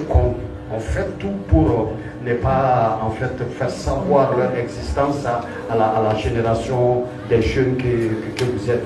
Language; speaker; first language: French; native; French